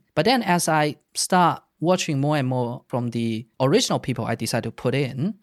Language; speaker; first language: English; non-native, fluent; Chinese